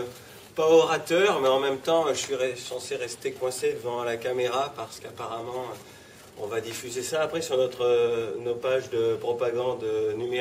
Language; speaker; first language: French; native; French